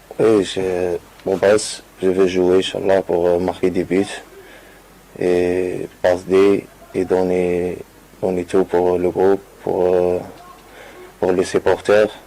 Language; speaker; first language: French; non-native, learner; Arabic